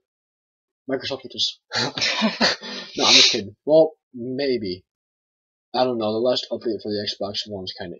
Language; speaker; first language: English; native; English